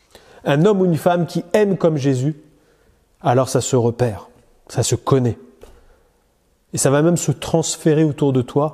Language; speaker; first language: French; native; French